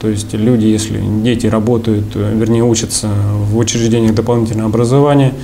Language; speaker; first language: Russian; native; Russian